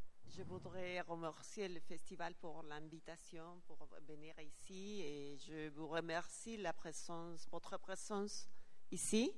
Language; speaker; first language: French; non-native, learner; Spanish